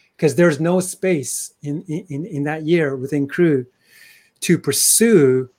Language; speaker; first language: English; early bilingual, other home language; Chinese